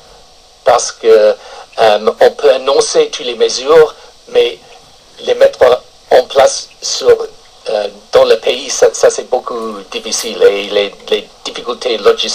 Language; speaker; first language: French; non-native, fluent; English